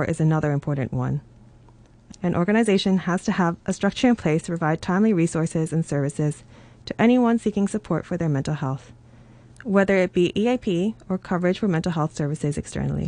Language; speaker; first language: English; non-native, local second language; Cantonese